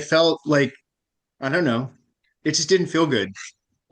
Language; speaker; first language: English; native; English